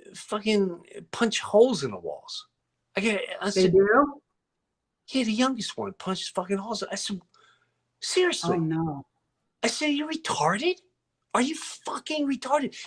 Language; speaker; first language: English; native; English